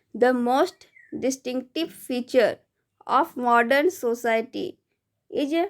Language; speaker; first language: English; non-native, local second language; Hindi